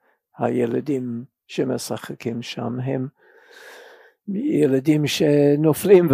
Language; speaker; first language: Hebrew; non-native, fluent; English